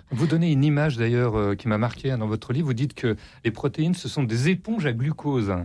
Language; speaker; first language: French; native; French